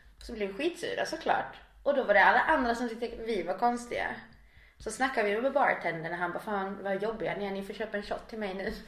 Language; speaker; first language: Swedish; native; Swedish